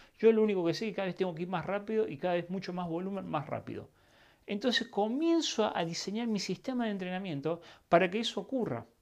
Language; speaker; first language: Spanish; native; Spanish